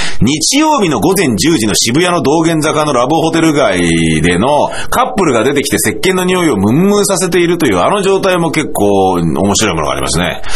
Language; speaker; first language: Japanese; native; Japanese